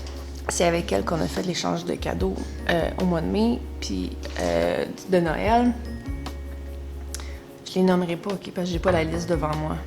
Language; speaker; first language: French; native; French